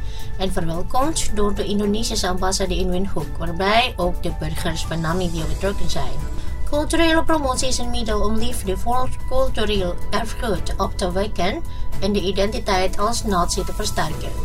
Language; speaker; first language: Dutch; non-native, fluent; Indonesian